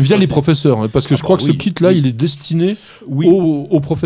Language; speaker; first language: French; native; French